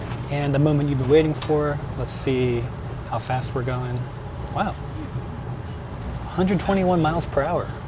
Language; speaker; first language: English; native; English